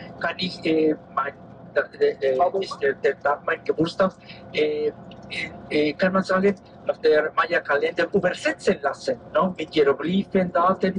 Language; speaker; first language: German; non-native, fluent; Spanish